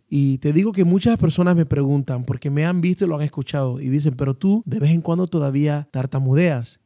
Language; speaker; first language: Spanish; native; Spanish